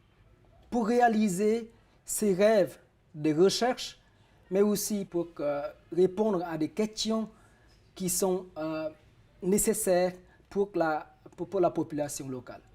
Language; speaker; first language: French; non-native, fluent; Vietnamese